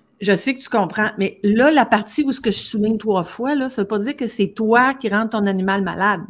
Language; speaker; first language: French; native; French